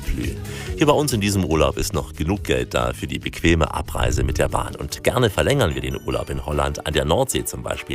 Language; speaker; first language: German; native; German